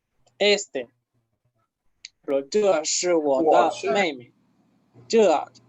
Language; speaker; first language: Chinese; non-native, fluent; Spanish